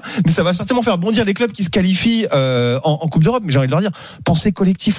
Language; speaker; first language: French; native; French